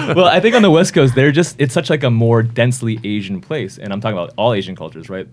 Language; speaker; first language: English; native; English